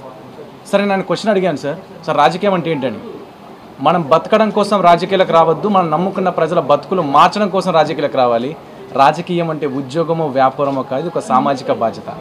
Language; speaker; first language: Telugu; native; Telugu